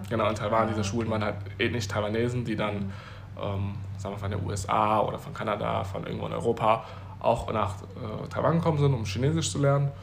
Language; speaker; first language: German; early bilingual, other home language; Chinese